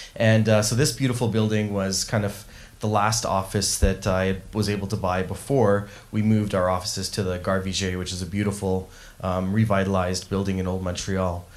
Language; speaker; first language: English; native; English